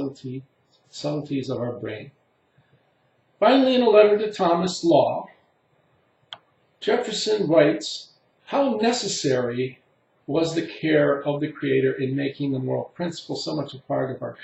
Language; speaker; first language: English; native; English